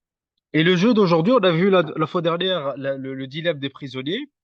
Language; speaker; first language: French; native; French